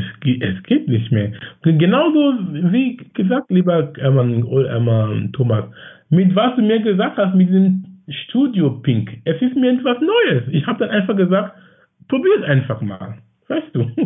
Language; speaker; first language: German; non-native, fluent; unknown